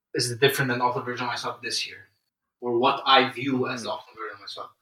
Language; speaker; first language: English; non-native, fluent; Arabic